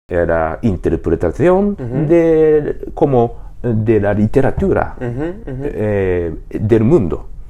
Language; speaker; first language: Spanish; non-native, learner; Japanese